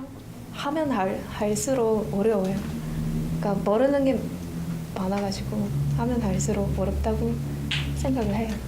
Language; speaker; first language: Korean; non-native, fluent; Japanese